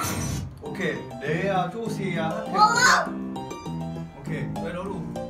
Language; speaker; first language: Vietnamese; non-native, fluent; Korean